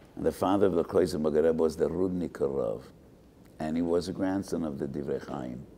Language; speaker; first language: English; native; English